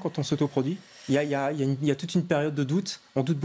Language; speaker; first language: French; native; French